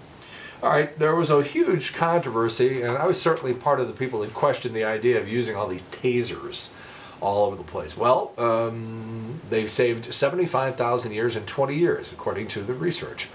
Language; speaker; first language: English; native; English